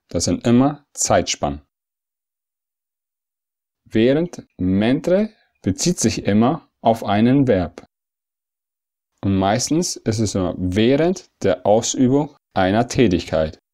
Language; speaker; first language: German; early bilingual, other home language; Italian